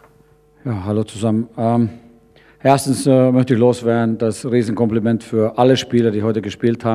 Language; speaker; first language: German; non-native, fluent; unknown